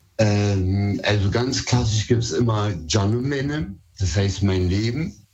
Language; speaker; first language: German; early bilingual, other home language; Turkish